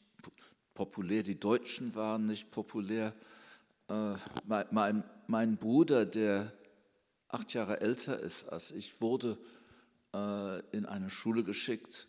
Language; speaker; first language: German; early bilingual, heritage; German